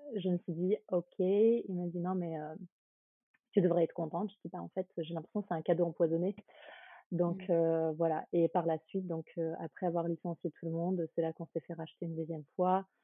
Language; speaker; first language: French; early bilingual, other home language; Ukrainian